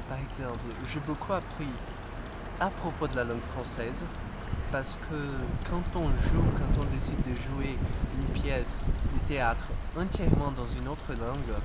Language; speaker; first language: French; non-native, fluent; Portuguese